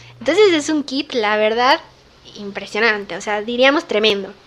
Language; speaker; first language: Spanish; native; Spanish